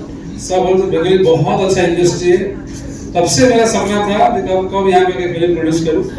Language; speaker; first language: Hindi; non-native, local second language; Odia